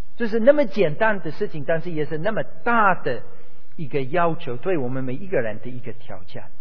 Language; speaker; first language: Chinese; non-native, fluent; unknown